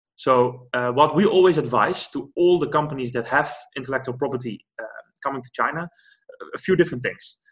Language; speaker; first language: English; non-native, fluent; Dutch